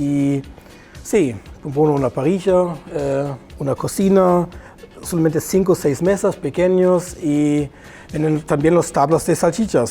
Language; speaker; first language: Spanish; non-native, fluent; German